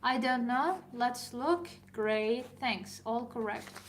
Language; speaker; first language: English; non-native, fluent; Persian